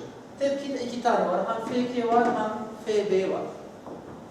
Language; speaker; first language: Turkish; non-native, learner; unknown